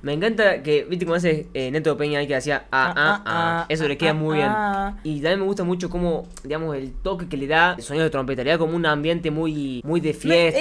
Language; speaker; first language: Spanish; native; Spanish